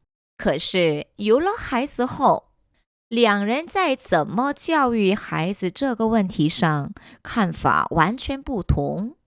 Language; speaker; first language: Chinese; non-native, fluent; Korean